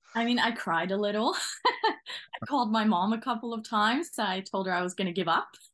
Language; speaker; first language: English; non-native, fluent; Norwegian